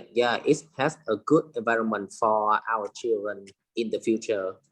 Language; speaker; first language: English; non-native, learner; Vietnamese